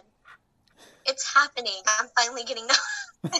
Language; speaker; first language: English; native; English